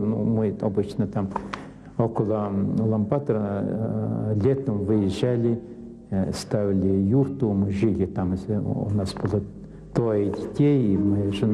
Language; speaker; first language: Russian; non-native, fluent; Mongolian